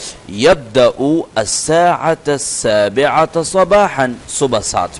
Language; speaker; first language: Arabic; non-native, fluent; Urdu